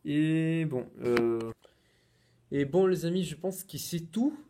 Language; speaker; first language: French; non-native, fluent; Spanish